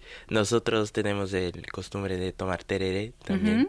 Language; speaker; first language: Spanish; non-native, learner; Portuguese